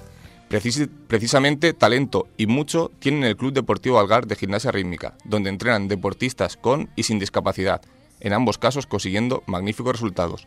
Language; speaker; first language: Spanish; native; Spanish